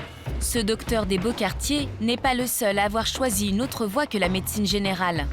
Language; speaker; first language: French; native; French